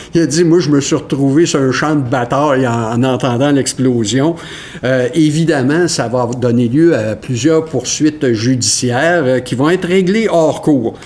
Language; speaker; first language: French; native; French